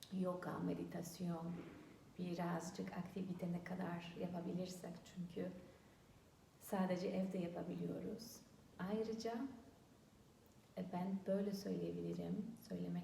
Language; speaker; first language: Turkish; non-native, fluent; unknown